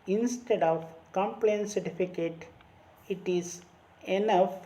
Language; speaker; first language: English; non-native, local second language; Kannada